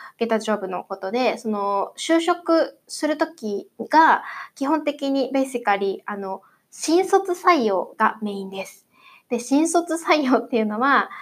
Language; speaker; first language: Japanese; native; Japanese